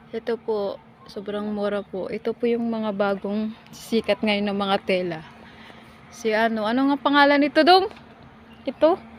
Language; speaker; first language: Filipino; non-native, local second language; Cebuano